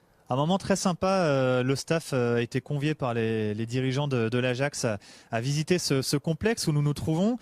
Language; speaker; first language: French; native; French